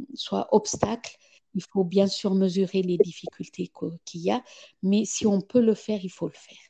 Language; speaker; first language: French; non-native, fluent; Amharic